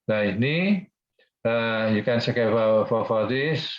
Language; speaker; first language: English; non-native, fluent; Indonesian